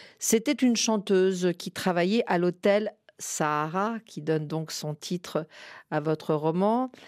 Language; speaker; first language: French; native; French